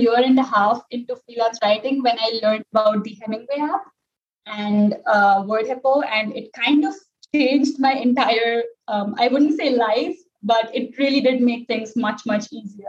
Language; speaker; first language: English; non-native, local second language; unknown